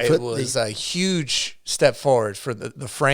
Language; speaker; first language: English; native; English